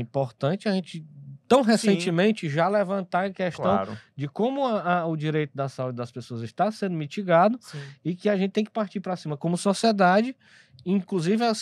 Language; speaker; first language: Portuguese; native; Portuguese